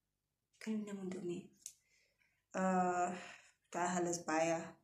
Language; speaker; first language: Afrikaans; non-native, local second language; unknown